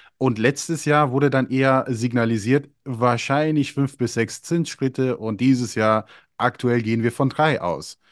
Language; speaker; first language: German; early bilingual, other home language; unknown